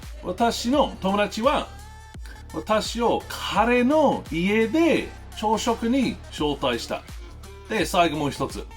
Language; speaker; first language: Japanese; non-native, learner; English